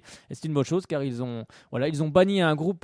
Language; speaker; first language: French; native; French